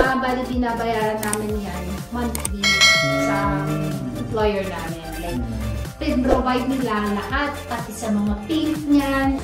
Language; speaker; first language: Filipino; native; Filipino